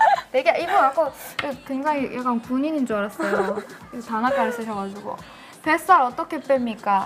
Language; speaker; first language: Korean; native; Korean